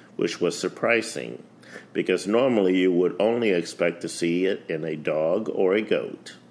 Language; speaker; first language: English; early bilingual, other home language; Spanish